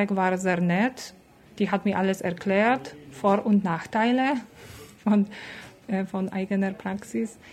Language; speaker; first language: German; non-native, fluent; Polish